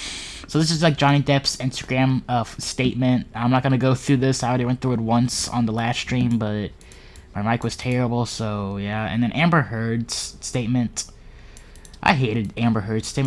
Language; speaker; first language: English; native; English